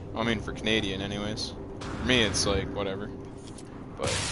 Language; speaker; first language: English; native; English